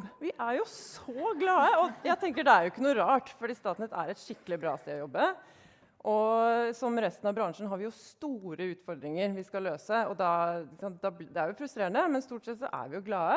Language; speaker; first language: Norwegian; native; Norwegian